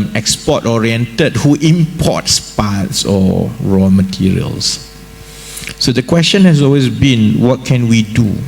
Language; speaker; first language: English; non-native, local second language; Malay